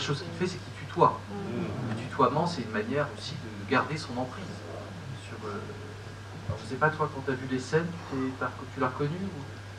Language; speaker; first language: French; native; French